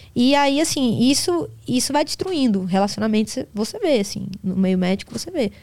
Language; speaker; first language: Portuguese; native; Portuguese